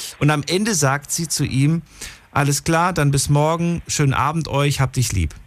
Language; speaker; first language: German; native; German